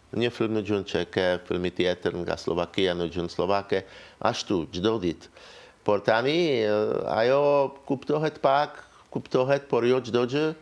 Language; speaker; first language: Albanian; non-native, fluent; Czech